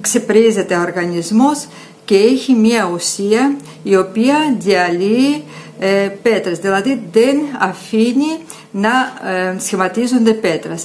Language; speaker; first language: Greek; non-native, fluent; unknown